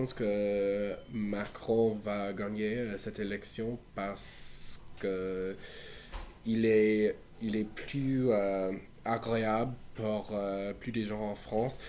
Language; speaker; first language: French; non-native, learner; English